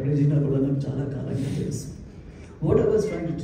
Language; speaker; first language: Telugu; native; Telugu